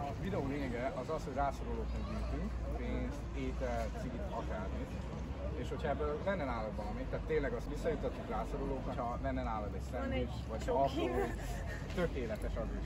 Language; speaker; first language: Hungarian; native; Hungarian